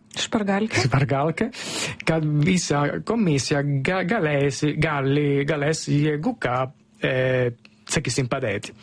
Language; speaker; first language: Lithuanian; non-native, learner; Italian